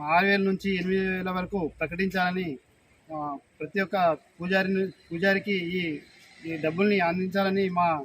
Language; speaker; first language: Telugu; non-native, local second language; Lambadi